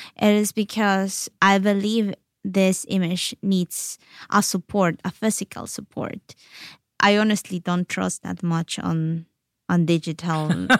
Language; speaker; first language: English; non-native, fluent; Spanish